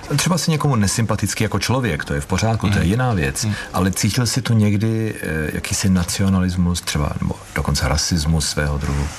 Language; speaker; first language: Czech; native; Czech